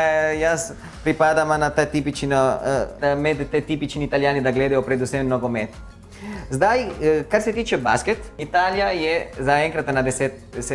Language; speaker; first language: Slovenian; non-native, learner; Italian